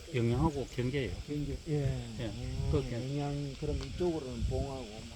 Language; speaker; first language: Korean; native; Korean